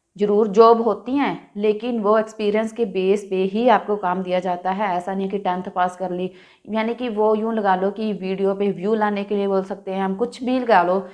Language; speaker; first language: Hindi; non-native, local second language; Punjabi